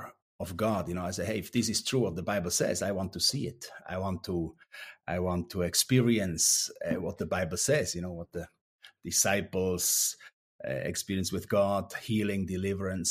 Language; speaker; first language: English; non-native, fluent; Swiss German